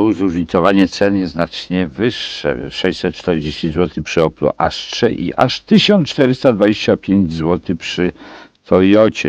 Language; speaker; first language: Polish; native; Polish